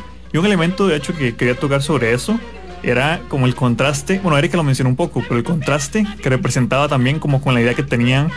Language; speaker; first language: Spanish; native; Spanish